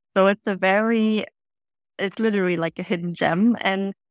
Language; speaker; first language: English; non-native, fluent; German